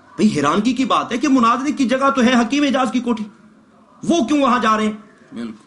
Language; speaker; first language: Urdu; non-native, local second language; Punjabi